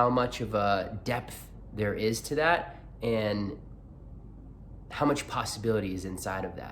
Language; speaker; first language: English; native; English